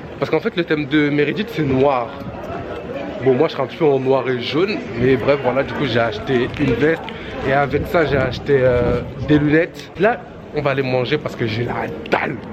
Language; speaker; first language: French; early bilingual, other home language; Bambara